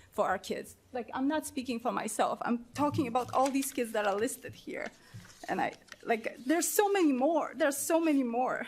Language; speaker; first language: English; non-native, fluent; Polish